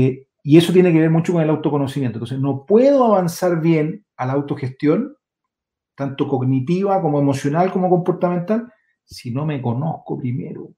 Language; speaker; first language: Spanish; native; Spanish